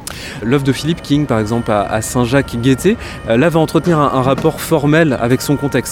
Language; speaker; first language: French; native; French